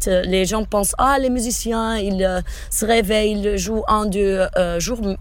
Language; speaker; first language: French; non-native, fluent; Portuguese